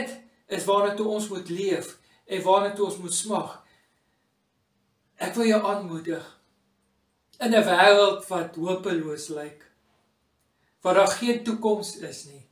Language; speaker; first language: Afrikaans; native; Afrikaans